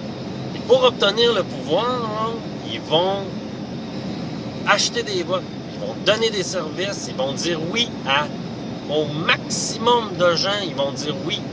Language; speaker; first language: French; native; French